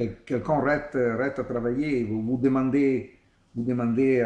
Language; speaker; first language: French; non-native, learner; Italian